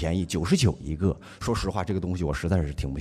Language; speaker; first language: Chinese; native; Chinese